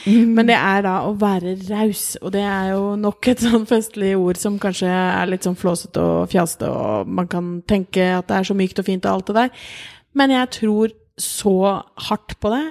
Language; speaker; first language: Norwegian; native; Norwegian